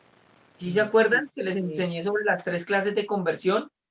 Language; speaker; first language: Spanish; native; Spanish